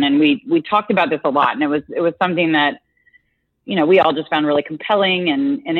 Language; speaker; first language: English; native; English